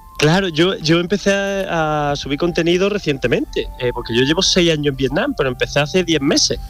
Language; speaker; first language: Spanish; native; Spanish